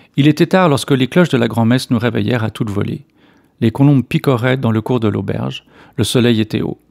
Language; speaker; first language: French; native; French